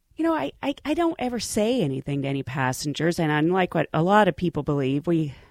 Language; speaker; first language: English; native; English